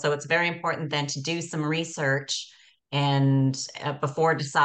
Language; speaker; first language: English; native; English